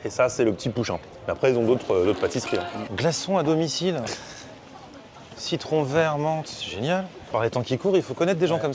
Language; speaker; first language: French; native; French